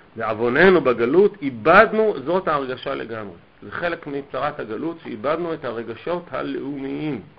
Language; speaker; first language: Hebrew; native; Hebrew